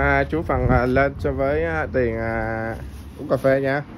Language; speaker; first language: Vietnamese; native; Vietnamese